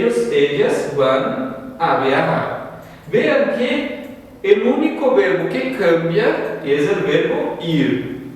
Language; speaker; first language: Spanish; non-native, fluent; Portuguese